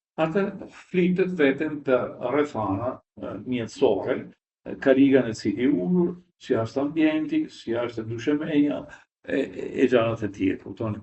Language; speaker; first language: Albanian; non-native, fluent; Italian